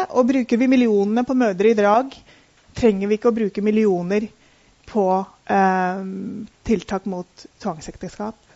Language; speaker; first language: Norwegian; native; Norwegian